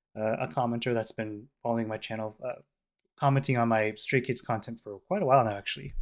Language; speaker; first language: English; native; English